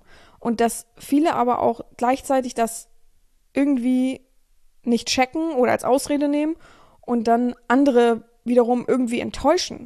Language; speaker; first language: German; native; German